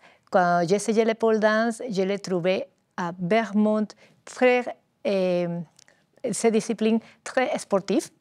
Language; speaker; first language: French; non-native, learner; Spanish